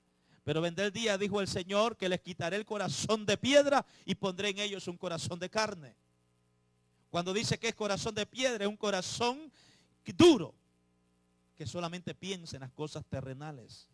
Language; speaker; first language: Spanish; native; Spanish